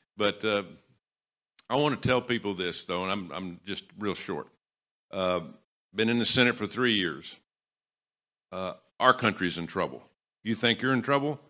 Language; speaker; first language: English; native; English